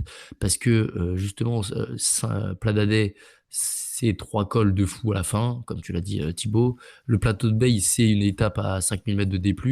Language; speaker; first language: French; native; French